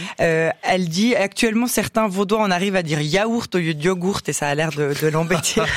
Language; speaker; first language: French; native; French